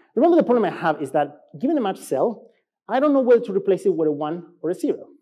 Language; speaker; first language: English; non-native, fluent; Spanish